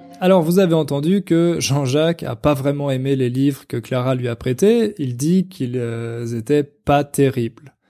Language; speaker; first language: French; native; French